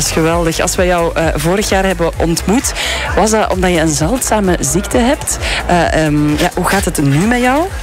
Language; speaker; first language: Dutch; native; Dutch